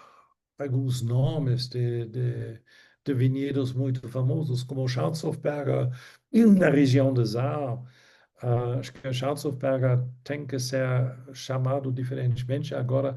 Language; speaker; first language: Portuguese; non-native, fluent; German